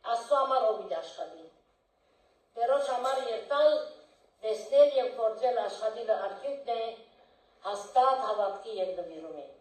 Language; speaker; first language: Armenian; early bilingual, heritage; Armenian